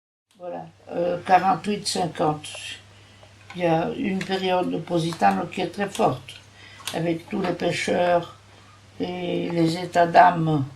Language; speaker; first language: French; non-native, fluent; Italian